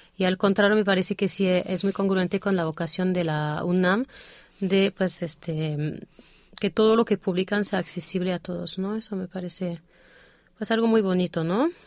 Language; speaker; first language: Spanish; non-native, fluent; French